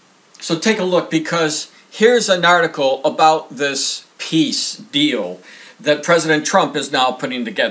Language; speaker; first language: English; native; English